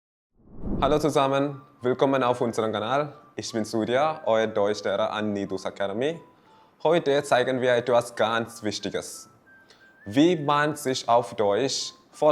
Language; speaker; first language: German; non-native, fluent; Malayalam